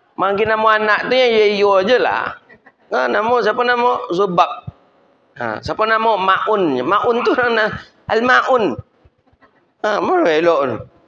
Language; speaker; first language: Malay; non-native, local second language; Minangkabau